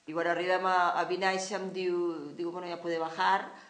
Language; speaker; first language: Spanish; non-native, local second language; Catalan